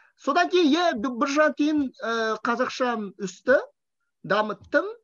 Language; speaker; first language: Kazakh; non-native, fluent; Russian